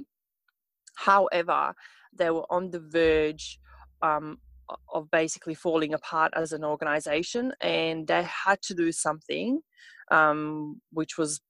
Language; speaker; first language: English; non-native, fluent; Serbian